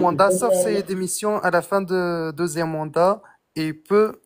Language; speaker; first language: French; non-native, learner; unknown